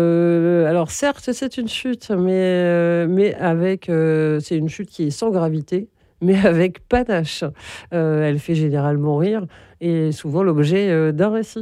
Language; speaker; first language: French; native; French